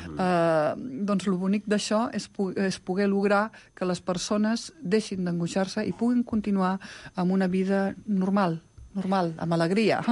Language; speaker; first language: Catalan; non-native, local second language; Spanish